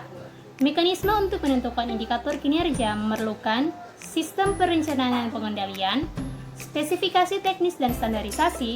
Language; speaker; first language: Indonesian; native; Indonesian